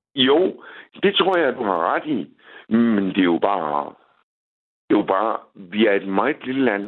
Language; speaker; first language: Danish; native; Danish